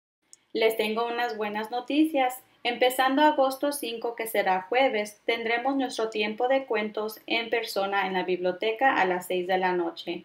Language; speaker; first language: Spanish; early bilingual, heritage; Spanish